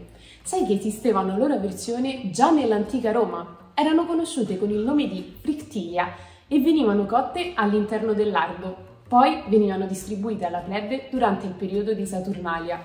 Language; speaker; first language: Italian; native; Italian